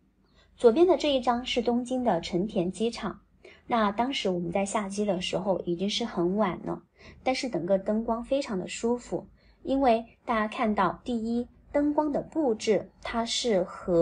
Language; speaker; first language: Chinese; native; Chinese